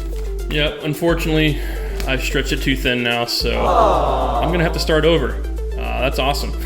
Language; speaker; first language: English; native; English